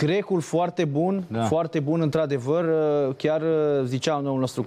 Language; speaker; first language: Romanian; native; Romanian